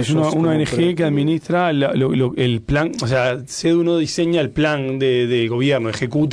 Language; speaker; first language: Spanish; native; Spanish